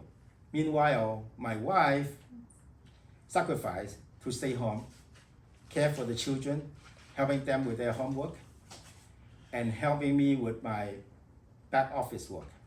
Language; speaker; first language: English; non-native, fluent; Vietnamese